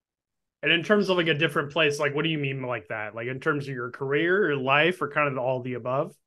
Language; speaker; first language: English; native; English